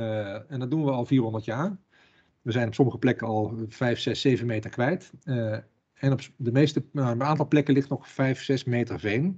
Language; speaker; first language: Dutch; native; Dutch